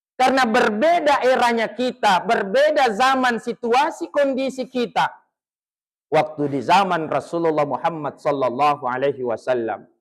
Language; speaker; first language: Malay; non-native, local second language; Buginese